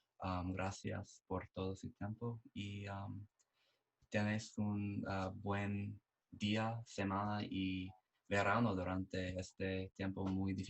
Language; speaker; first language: Spanish; non-native, learner; English